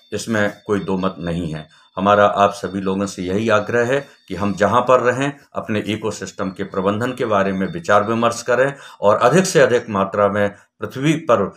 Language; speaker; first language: Hindi; native; Hindi